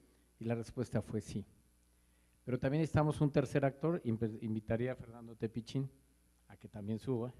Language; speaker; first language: Spanish; native; Spanish